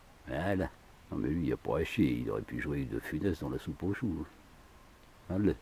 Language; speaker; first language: French; native; French